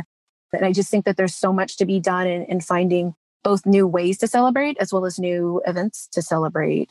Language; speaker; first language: English; native; English